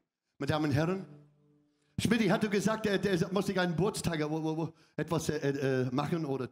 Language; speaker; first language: German; non-native, fluent; English